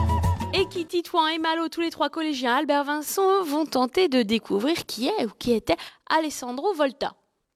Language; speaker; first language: French; native; French